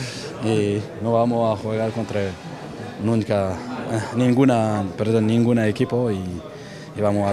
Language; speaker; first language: Spanish; non-native, learner; French